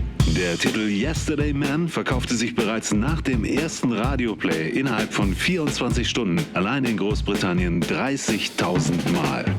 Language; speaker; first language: German; native; German